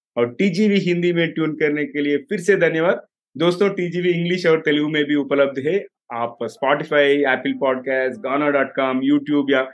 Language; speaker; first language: Hindi; non-native, local second language; Telugu